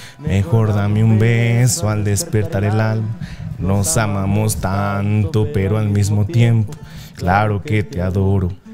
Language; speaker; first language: Spanish; early bilingual, other home language; Japanese